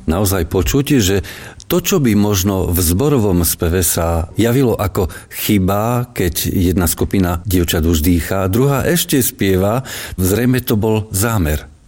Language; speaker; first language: Slovak; native; Slovak